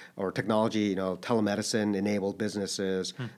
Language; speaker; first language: English; early bilingual, other home language; Korean